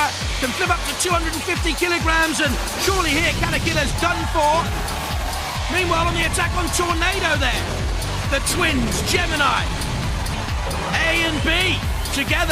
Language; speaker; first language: English; native; English